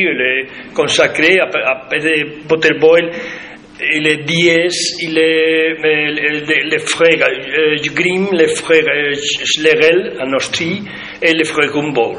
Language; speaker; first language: French; non-native, fluent; Spanish